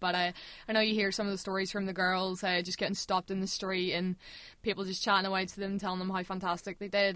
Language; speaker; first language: English; native; English